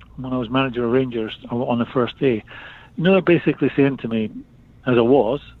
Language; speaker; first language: English; native; English